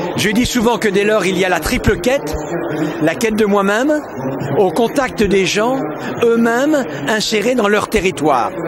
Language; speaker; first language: French; native; French